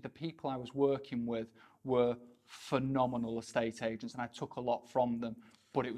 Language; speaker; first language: English; native; English